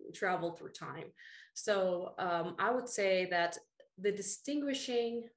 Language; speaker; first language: English; early bilingual, other home language; Russian